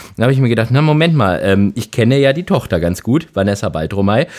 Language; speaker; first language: German; native; German